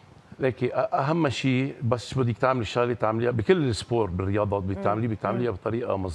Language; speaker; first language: Arabic; native; Arabic